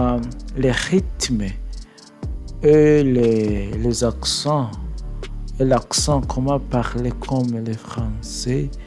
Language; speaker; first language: French; non-native, learner; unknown